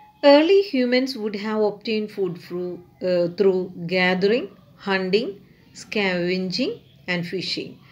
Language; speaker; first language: English; non-native, local second language; Malayalam